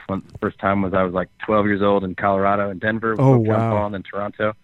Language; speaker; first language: English; native; English